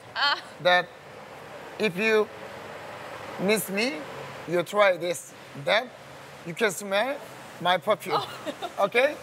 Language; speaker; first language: English; non-native, learner; Korean